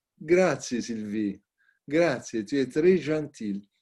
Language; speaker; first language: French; non-native, learner; Italian